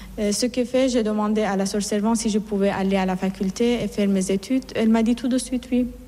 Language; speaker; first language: French; non-native, fluent; Assyrian Neo-Aramaic